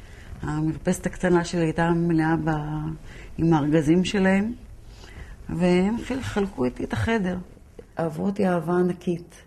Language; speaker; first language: Hebrew; early bilingual, other home language; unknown